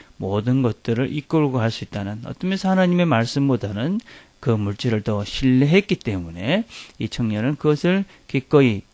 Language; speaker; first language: Korean; native; Korean